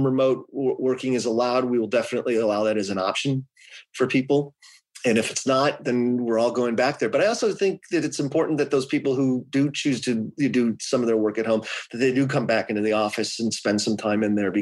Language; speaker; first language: English; native; English